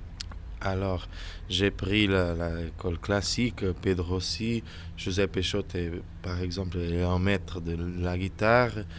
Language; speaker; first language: French; non-native, learner; Portuguese